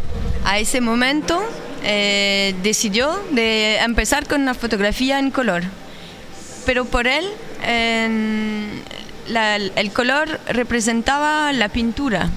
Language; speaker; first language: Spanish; non-native, learner; French